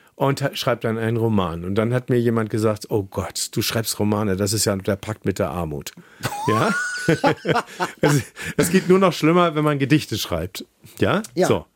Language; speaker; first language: German; native; German